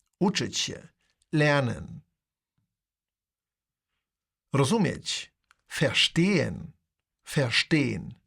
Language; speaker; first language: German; non-native, fluent; Polish